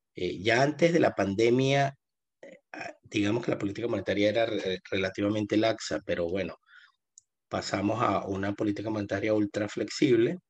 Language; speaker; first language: Spanish; native; Spanish